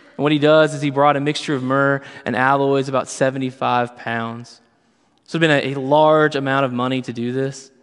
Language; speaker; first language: English; native; English